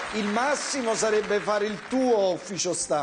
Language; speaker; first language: Italian; native; Italian